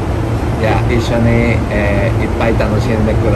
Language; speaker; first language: Japanese; non-native, learner; Spanish